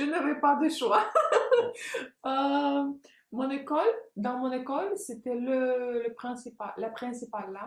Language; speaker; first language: French; non-native, fluent; Russian